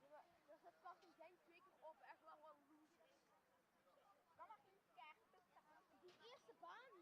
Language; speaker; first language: Dutch; native; Dutch